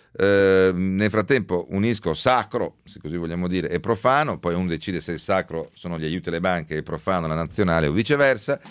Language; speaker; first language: Italian; native; Italian